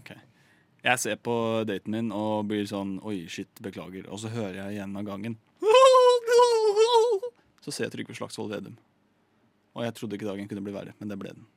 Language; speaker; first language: Norwegian; native; Norwegian